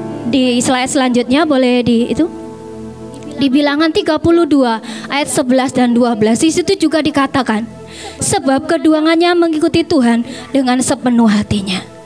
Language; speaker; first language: Indonesian; native; Indonesian